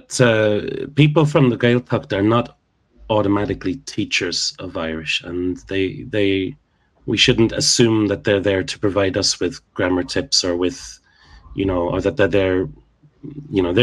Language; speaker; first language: English; native; English